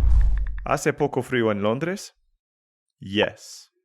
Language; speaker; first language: Spanish; non-native, learner; English